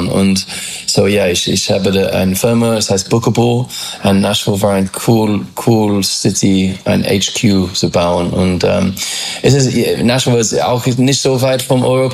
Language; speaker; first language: German; non-native, learner; English